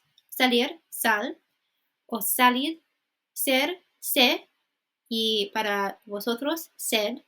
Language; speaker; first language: Spanish; non-native, fluent; English